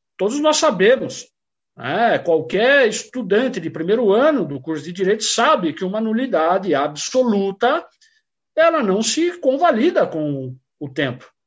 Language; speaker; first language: Portuguese; native; Portuguese